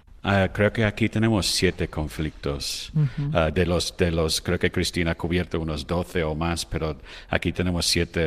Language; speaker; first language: Spanish; non-native, fluent; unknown